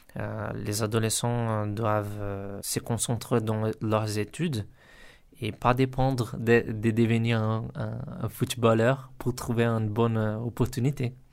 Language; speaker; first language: French; non-native, learner; Portuguese